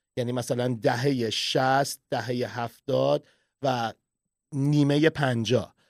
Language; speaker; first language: Persian; early bilingual, heritage; Persian